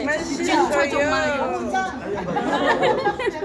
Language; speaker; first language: Indonesian; native; Indonesian